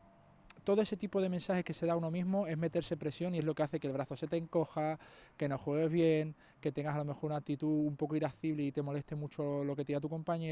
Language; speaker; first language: Spanish; native; Spanish